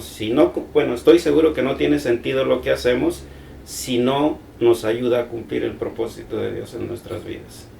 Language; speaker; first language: Spanish; native; Spanish